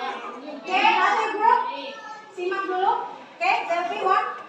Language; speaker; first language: English; non-native, learner; Indonesian